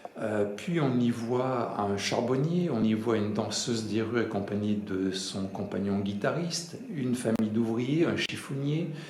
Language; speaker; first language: French; native; French